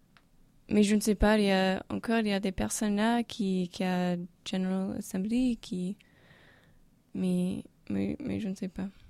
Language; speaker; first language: French; non-native, learner; English